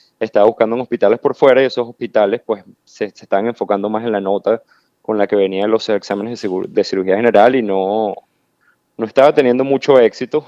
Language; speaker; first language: Spanish; native; Spanish